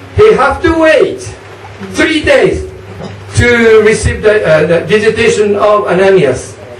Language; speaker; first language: English; non-native, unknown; Japanese